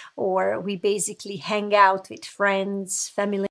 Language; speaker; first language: English; non-native, fluent; Hungarian